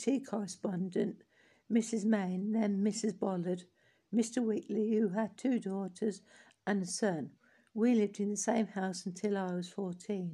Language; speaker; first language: English; native; English